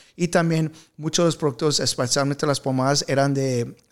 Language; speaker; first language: Spanish; early bilingual, heritage; Spanish